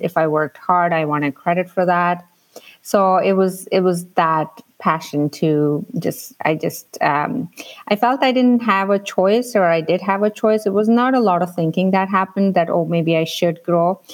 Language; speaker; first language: English; non-native, local second language; Punjabi